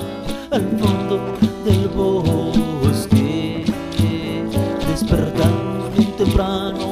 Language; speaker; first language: Spanish; native; Spanish